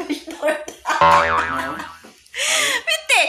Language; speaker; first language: Turkish; non-native, learner; Filipino